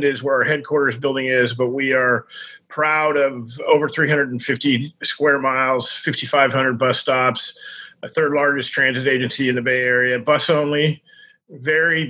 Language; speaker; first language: English; native; English